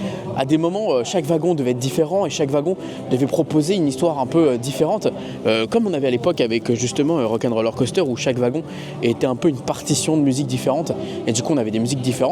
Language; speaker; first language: French; native; French